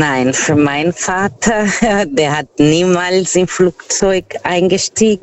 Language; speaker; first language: German; non-native, fluent; Portuguese